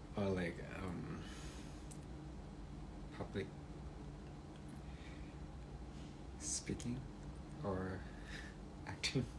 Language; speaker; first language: English; non-native, learner; Thai